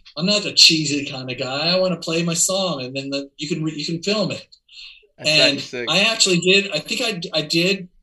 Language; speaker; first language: English; native; English